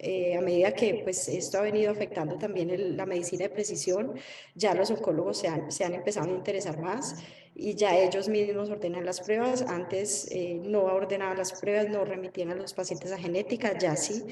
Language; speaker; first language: Spanish; native; Spanish